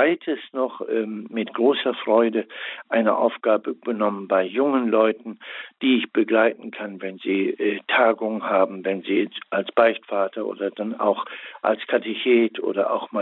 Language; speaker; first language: German; native; German